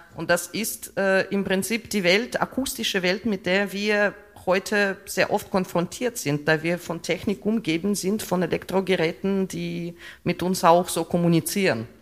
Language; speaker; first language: German; non-native, fluent; Russian